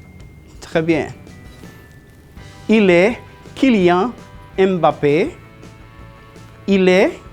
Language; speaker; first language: French; non-native, fluent; Spanish